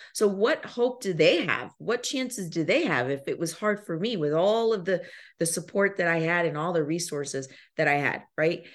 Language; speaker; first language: English; early bilingual, other home language; Lingala